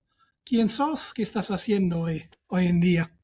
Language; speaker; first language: Spanish; non-native, fluent; German